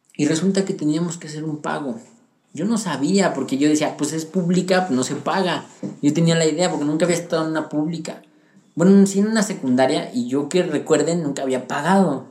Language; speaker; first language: Spanish; native; Spanish